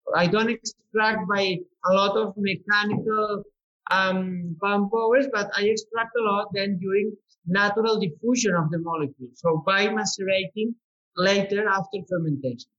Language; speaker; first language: English; non-native, fluent; Spanish